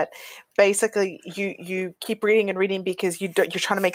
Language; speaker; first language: English; native; English